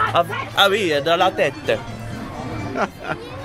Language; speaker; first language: French; non-native, learner; Dutch